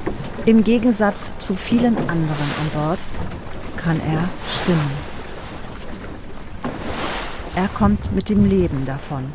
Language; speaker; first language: German; native; German